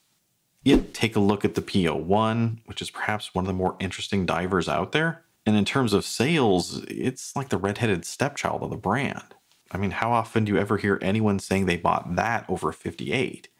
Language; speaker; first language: English; native; English